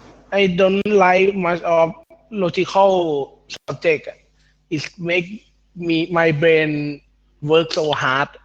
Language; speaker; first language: English; non-native, learner; Thai